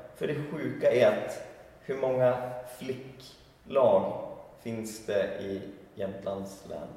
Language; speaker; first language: Swedish; native; Swedish